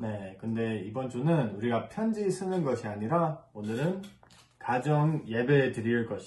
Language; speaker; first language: Korean; non-native, fluent; English